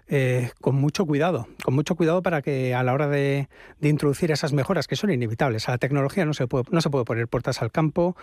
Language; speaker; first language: Spanish; native; Spanish